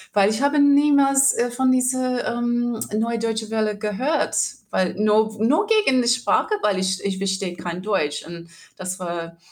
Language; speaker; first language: German; non-native, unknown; English